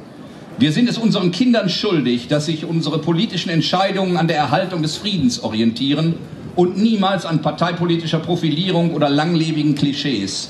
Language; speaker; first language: German; native; German